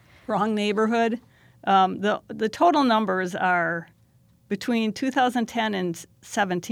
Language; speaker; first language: English; native; English